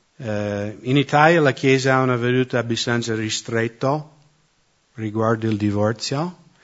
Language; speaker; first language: Italian; non-native, fluent; English